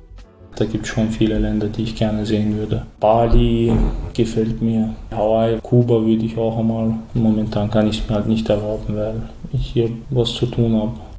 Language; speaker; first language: German; early bilingual, other home language; Chechen